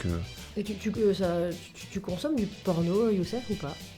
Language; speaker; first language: French; native; French